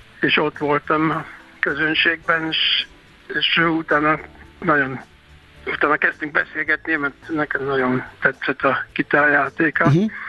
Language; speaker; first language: Hungarian; non-native, fluent; German